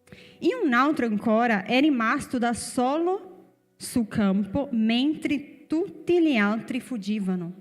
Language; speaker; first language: Italian; non-native, fluent; Portuguese